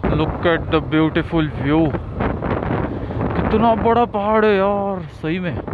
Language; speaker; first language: Hindi; non-native, local second language; Marathi